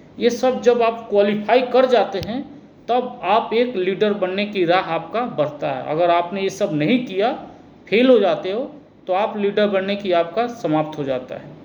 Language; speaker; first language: Hindi; native; Hindi